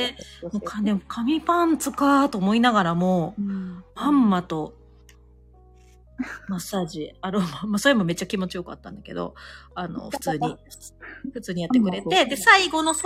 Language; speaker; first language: Japanese; native; Japanese